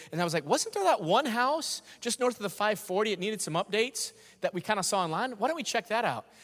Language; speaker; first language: English; native; English